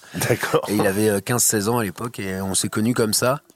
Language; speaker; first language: French; native; French